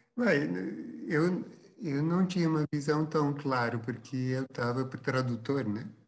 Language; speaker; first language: Portuguese; non-native, fluent; Dutch